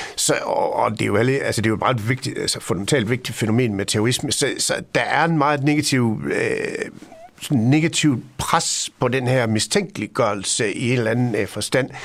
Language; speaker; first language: Danish; native; Danish